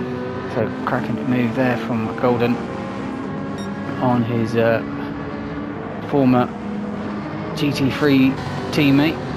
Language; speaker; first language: English; native; English